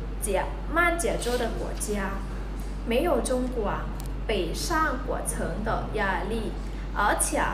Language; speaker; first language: Chinese; non-native, fluent; Lao